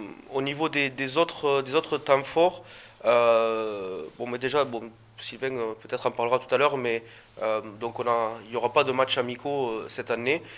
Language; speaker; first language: French; native; French